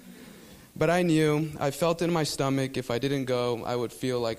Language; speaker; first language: English; early bilingual, other home language; Spanish